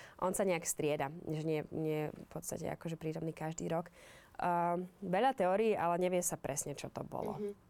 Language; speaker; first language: Slovak; native; Slovak